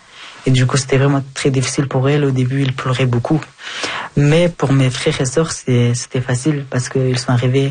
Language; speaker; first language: French; non-native, fluent; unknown